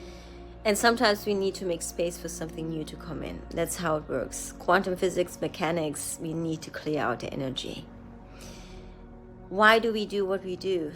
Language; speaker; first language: English; non-native, fluent; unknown